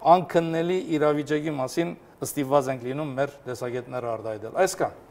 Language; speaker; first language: Armenian; early bilingual, heritage; Armenian